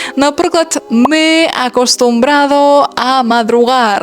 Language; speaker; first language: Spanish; non-native, fluent; Ukrainian